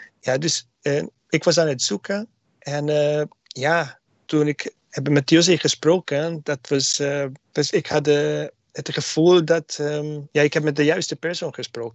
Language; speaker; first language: Dutch; non-native, learner; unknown